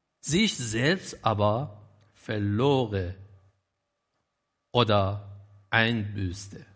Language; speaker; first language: German; non-native, learner; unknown